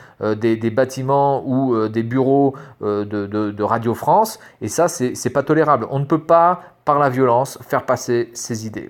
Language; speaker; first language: French; native; French